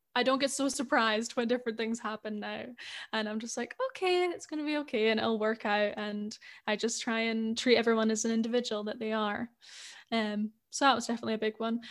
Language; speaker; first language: English; native; English